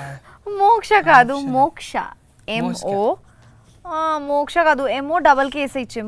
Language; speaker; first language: Telugu; non-native, learner; Hindi